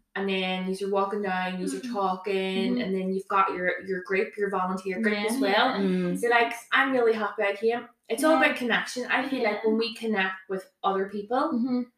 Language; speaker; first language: English; native; English